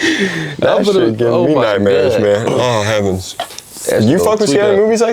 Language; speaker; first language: English; native; English